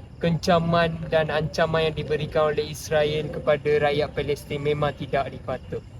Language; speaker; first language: Malay; non-native, local second language; Tamil